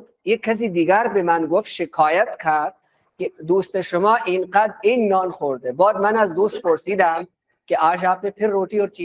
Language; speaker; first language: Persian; non-native, fluent; Urdu